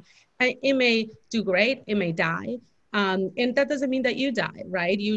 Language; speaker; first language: English; non-native, fluent; Spanish